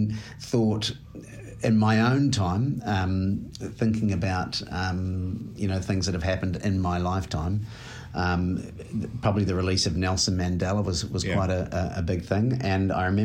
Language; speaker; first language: English; native; English